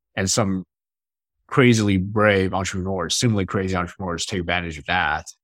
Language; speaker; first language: English; non-native, fluent; Chinese